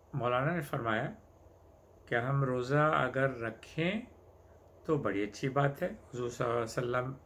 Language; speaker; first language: Hindi; native; Hindi